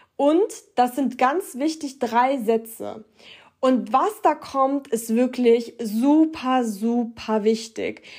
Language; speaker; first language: German; early bilingual, other home language; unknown